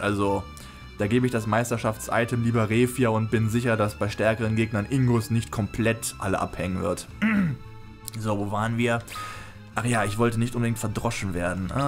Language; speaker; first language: German; native; German